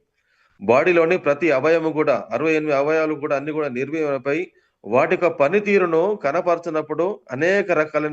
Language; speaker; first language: Telugu; native; Telugu